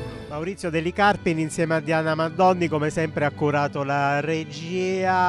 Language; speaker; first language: Italian; native; Italian